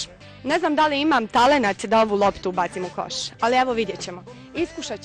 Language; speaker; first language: Bosnian; native; Bosnian